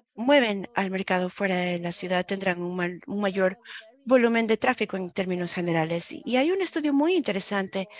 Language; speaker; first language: Spanish; non-native, fluent; German